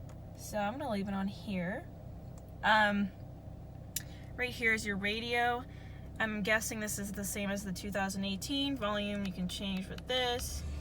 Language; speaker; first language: English; native; English